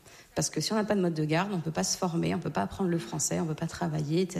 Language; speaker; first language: French; native; French